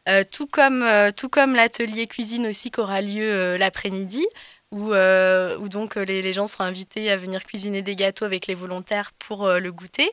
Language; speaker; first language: French; native; French